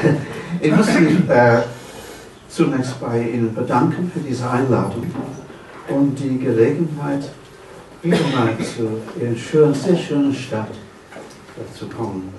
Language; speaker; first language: German; non-native, fluent; English